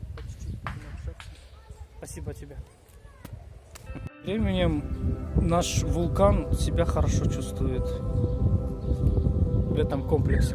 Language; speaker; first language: Russian; non-native, local second language; Kyrgyz